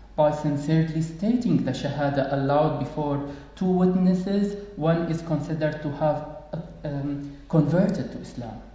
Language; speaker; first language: English; non-native, fluent; Arabic